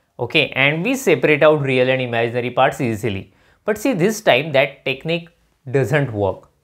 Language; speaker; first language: English; non-native, local second language; Marathi